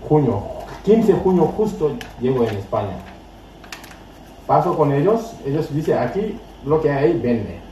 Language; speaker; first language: Spanish; non-native, learner; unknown